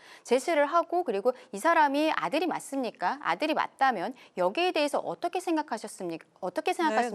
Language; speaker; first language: Korean; native; Korean